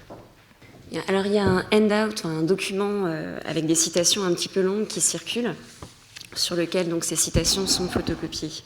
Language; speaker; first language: French; native; French